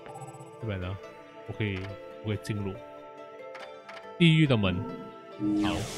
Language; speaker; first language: Chinese; native; Chinese